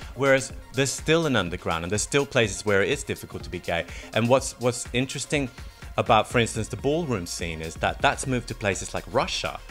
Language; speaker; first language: English; non-native, fluent; Swedish